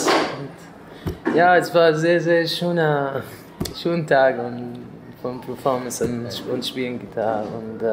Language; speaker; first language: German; non-native, learner; Arabic